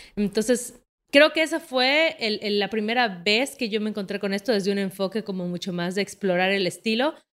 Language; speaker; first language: Spanish; native; Spanish